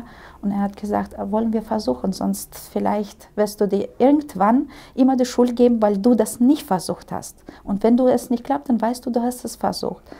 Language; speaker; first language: German; early bilingual, heritage; Russian